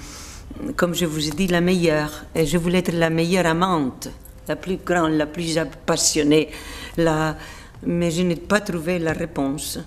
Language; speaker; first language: French; non-native, fluent; Spanish